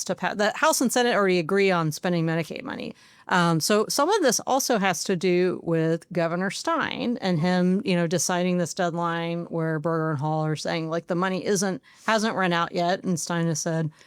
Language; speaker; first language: English; native; English